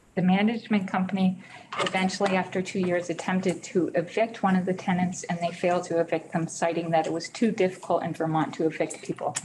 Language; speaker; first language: English; native; English